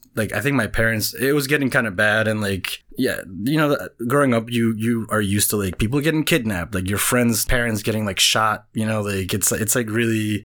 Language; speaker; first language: English; non-native, fluent; Spanish